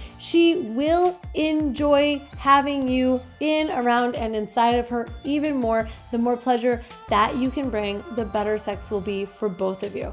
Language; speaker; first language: English; native; English